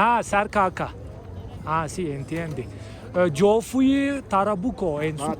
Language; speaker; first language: Spanish; non-native, learner; Turkish